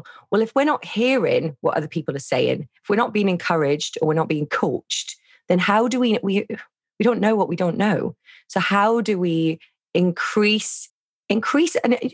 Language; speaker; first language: English; native; English